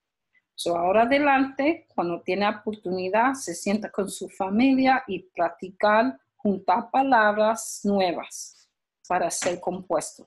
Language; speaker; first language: Spanish; early bilingual, heritage; Spanish